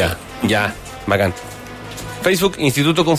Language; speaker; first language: Spanish; native; Spanish